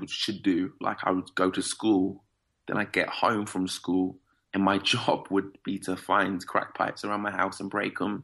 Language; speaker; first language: English; native; English